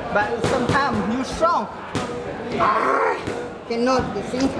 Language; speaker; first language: English; non-native, learner; Thai